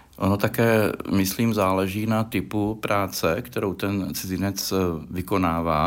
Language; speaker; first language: Czech; native; Czech